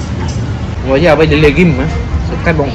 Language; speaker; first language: French; non-native, fluent; Khmer